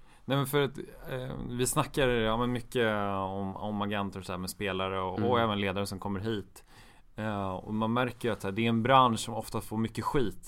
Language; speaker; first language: Swedish; native; Swedish